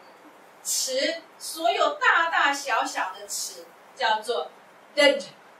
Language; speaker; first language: Chinese; non-native, local second language; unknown